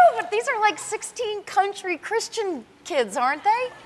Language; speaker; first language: English; native; English